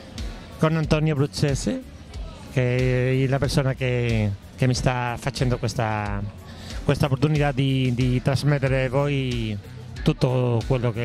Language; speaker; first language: Italian; non-native, learner; Spanish